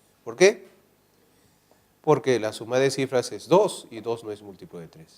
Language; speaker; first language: Spanish; native; Spanish